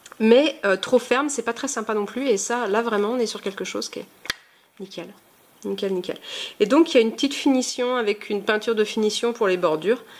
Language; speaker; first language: French; native; French